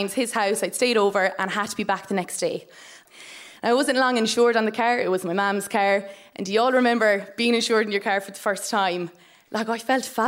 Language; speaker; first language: English; native; English